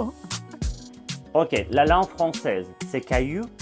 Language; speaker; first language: French; non-native, fluent; Russian